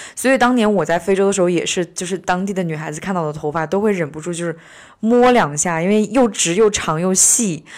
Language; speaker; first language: Chinese; native; Chinese